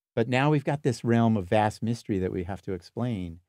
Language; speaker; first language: English; native; English